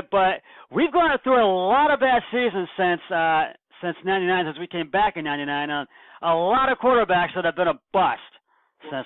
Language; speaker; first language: English; native; English